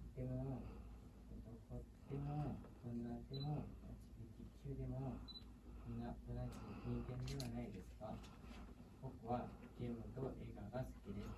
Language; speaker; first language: Japanese; non-native, learner; Thai